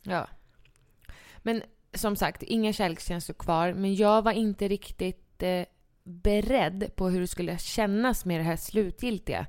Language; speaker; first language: Swedish; native; Swedish